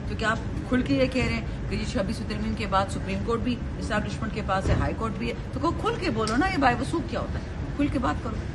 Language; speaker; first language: Urdu; non-native, local second language; Pashto